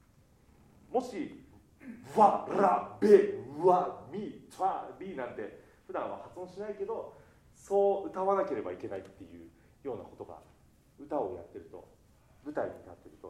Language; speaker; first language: Japanese; native; Japanese